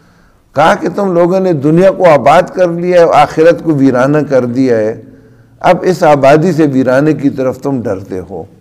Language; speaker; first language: Urdu; native; Urdu